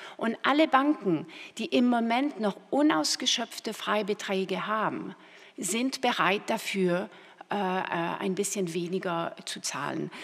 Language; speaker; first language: German; non-native, fluent; French